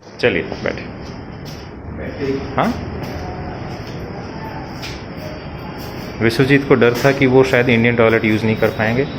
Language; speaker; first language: Hindi; native; Hindi